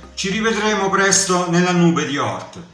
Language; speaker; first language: Italian; native; Italian